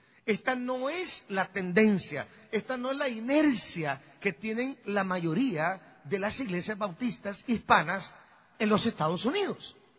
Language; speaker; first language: Spanish; native; Spanish